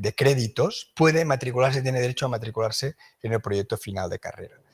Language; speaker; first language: Spanish; non-native, local second language; Catalan